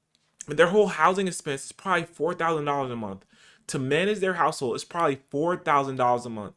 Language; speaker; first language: English; native; English